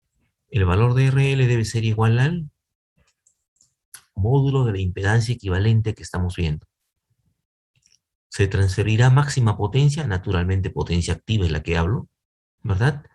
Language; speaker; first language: Spanish; native; Spanish